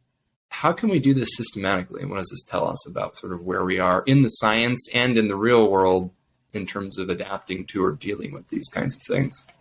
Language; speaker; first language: English; native; English